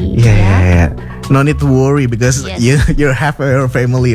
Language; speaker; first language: English; non-native, fluent; Indonesian